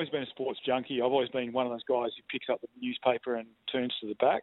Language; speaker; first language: English; native; English